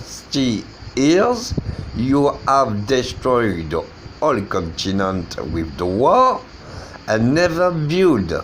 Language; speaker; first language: English; non-native, learner; French